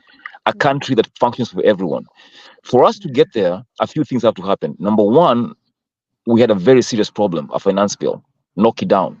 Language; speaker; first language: English; non-native, local second language; Swahili